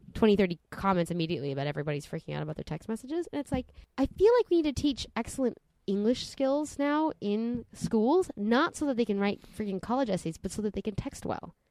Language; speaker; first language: English; native; English